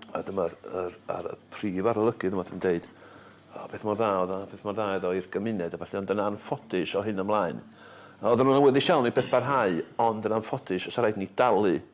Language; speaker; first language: Welsh; native; Welsh